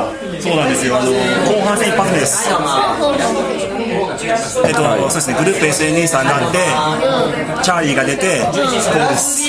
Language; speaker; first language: Japanese; native; Japanese